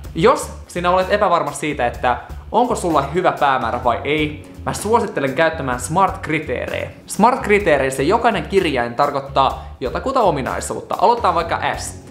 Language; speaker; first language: Finnish; non-native, fluent; Russian